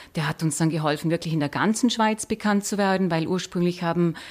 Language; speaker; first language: German; native; German